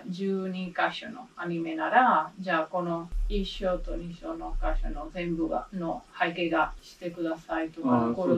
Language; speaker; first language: Japanese; non-native, learner; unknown